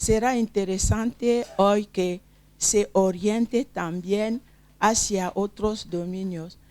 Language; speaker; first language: Spanish; non-native, fluent; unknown